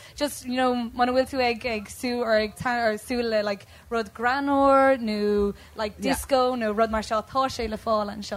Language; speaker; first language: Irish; non-native, local second language; English